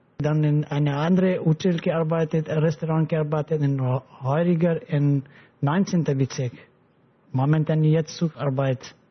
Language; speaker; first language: German; non-native, learner; Pashto